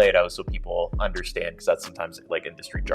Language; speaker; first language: English; native; English